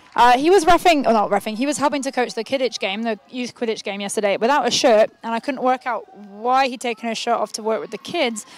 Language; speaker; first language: English; native; English